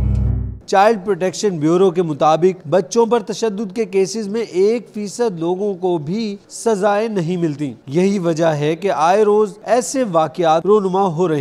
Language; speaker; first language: Urdu; native; Urdu